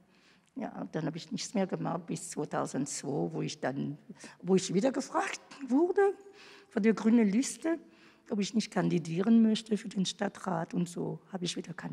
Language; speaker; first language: German; non-native, fluent; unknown